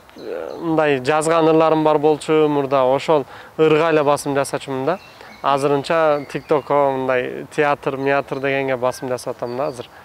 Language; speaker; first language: Kyrgyz; non-native, fluent; Turkish